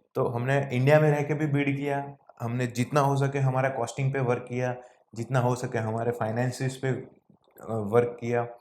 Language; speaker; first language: Hindi; non-native, local second language; Gujarati